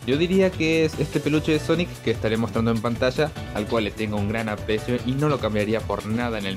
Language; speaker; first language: Spanish; native; Spanish